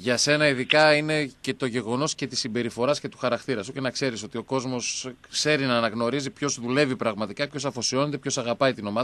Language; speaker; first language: Greek; native; Greek